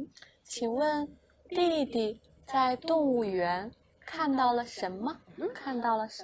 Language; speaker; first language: Chinese; non-native, fluent; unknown